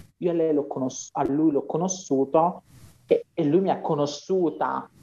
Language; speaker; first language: Italian; native; Italian